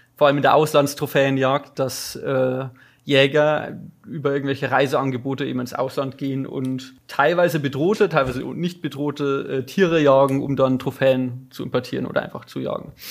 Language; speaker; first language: German; native; German